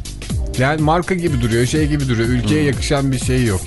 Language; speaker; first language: Turkish; native; Turkish